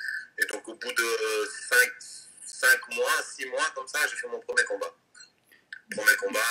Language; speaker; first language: French; native; French